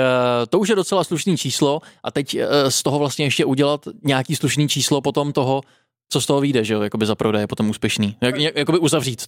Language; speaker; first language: Czech; native; Czech